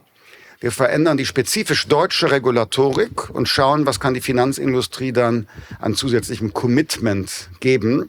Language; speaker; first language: German; native; German